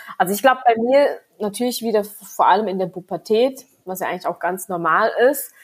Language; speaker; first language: German; early bilingual, other home language; Vietnamese